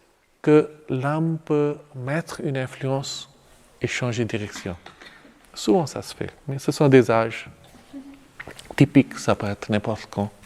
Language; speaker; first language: French; non-native, fluent; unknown